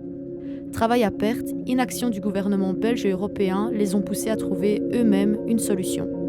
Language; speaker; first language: French; native; French